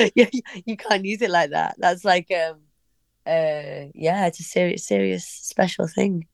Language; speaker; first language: English; native; English